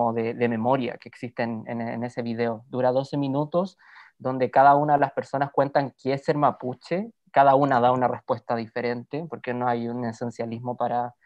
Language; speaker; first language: Spanish; native; Spanish